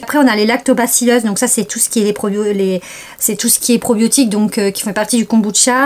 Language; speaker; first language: French; native; French